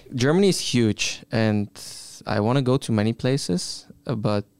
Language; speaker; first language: English; non-native, fluent; Bulgarian